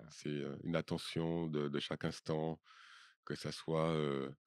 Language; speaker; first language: French; native; French